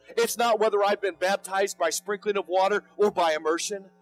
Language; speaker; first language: English; native; English